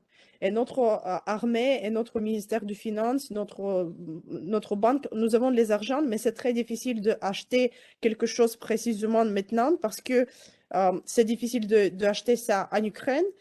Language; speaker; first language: French; non-native, fluent; Ukrainian